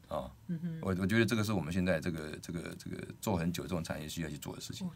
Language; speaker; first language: Chinese; native; Chinese